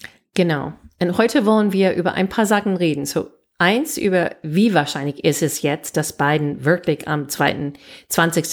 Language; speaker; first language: German; non-native, fluent; English